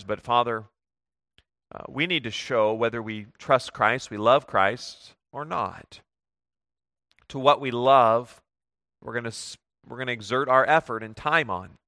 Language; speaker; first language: English; native; English